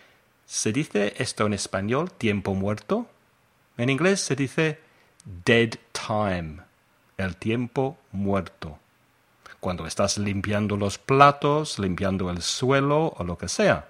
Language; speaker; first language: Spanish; non-native, fluent; English